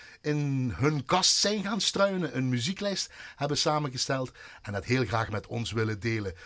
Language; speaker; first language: Dutch; native; Dutch